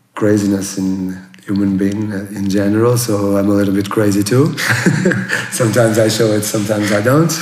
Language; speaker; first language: English; non-native, fluent; Portuguese